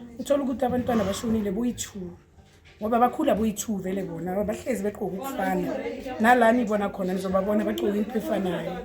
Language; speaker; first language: Zulu; non-native, local second language; Tswana